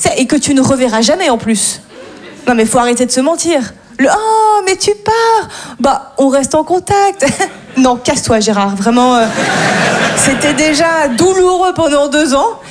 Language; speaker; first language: French; native; French